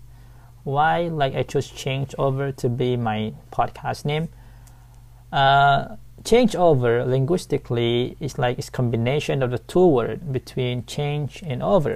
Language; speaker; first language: English; non-native, fluent; Thai